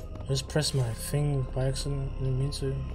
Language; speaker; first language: English; native; English